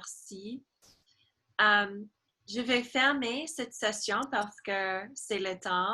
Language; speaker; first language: French; non-native, learner; English